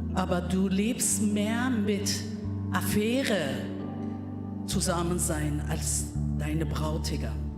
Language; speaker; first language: German; non-native, learner; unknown